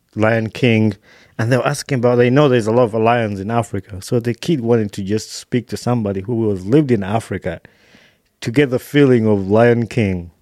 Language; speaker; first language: English; non-native, local second language; Ganda